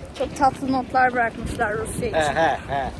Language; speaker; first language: Turkish; early bilingual, heritage; Turkish